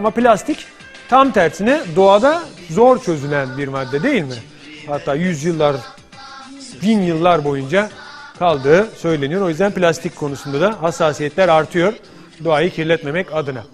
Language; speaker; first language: Turkish; native; Turkish